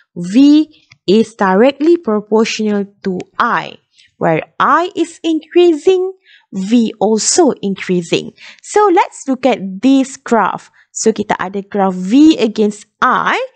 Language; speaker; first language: English; non-native, local second language; Malay